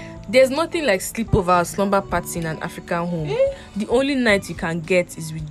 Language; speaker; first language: English; non-native, local second language; Igbo